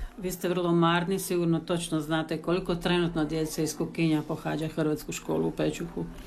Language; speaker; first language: Serbian; early bilingual, heritage; Croatian